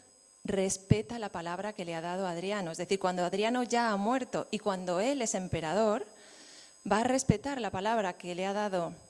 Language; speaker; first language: Spanish; native; Spanish